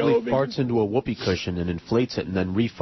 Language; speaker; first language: English; native; English